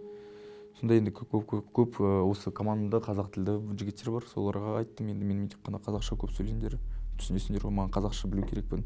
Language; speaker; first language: Kazakh; non-native, local second language; Russian